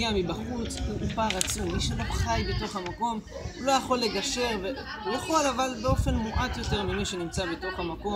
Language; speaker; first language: Hebrew; native; Hebrew